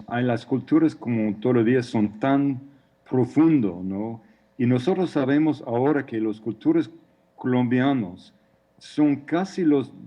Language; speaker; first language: Spanish; non-native, fluent; English